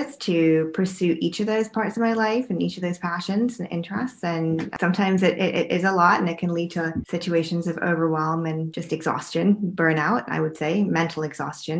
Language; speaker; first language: English; native; English